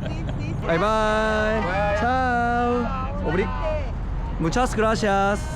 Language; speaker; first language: Spanish; non-native, learner; Korean